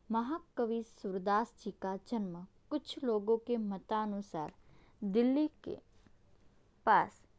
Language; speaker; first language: Hindi; non-native, local second language; Gujarati